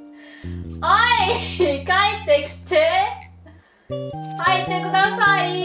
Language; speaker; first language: Japanese; non-native, fluent; German